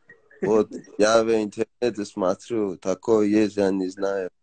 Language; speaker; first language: Russian; non-native, learner; Persian